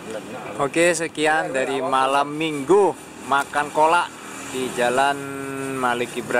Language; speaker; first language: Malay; non-native, local second language; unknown